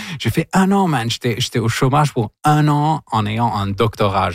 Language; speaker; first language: French; non-native, local second language; Arabic